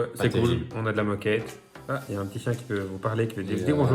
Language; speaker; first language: French; native; French